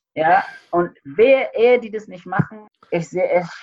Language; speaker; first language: German; non-native, fluent; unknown